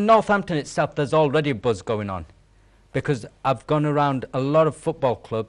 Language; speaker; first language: English; native; English